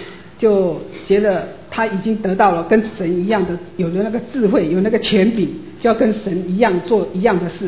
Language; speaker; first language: Chinese; native; Chinese